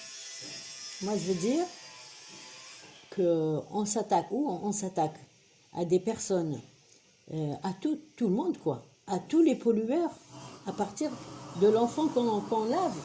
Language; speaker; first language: French; non-native, local second language; Kabyle